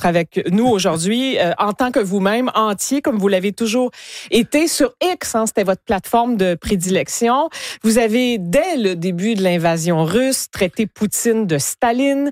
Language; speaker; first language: French; native; French